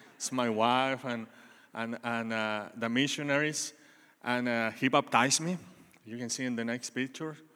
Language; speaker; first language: English; non-native, learner; Spanish